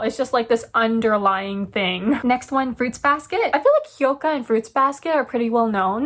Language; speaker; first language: English; native; English